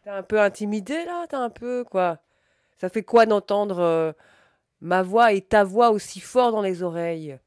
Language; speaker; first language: French; native; French